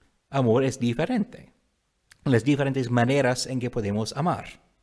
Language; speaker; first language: Spanish; non-native, fluent; English